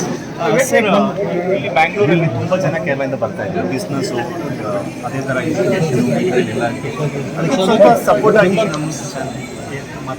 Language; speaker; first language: Kannada; non-native, local second language; Malayalam